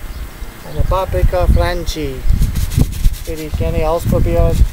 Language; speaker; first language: German; non-native, learner; Italian